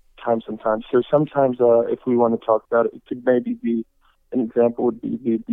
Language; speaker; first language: English; native; English